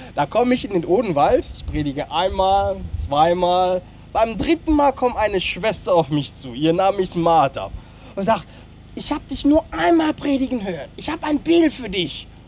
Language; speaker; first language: German; non-native, fluent; French